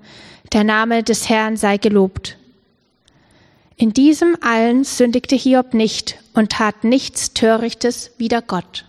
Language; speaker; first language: German; native; German